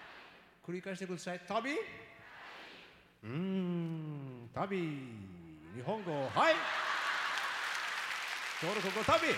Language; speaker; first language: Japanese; non-native, learner; Turkish